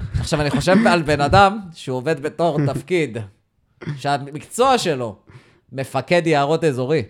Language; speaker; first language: Hebrew; native; Hebrew